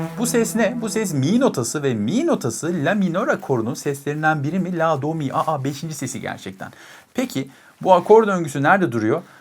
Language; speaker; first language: Turkish; native; Turkish